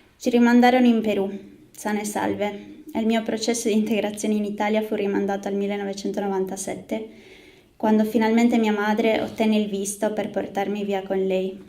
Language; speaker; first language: Italian; early bilingual, other home language; Spanish